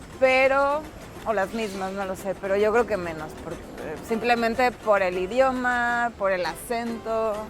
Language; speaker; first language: Spanish; native; Spanish